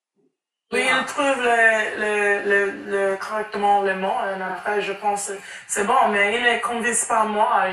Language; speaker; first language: French; non-native, learner; English